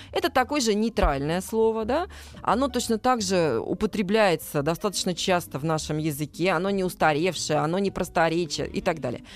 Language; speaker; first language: Russian; native; Russian